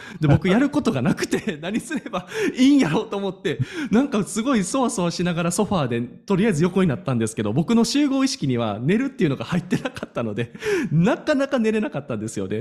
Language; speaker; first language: Japanese; native; Japanese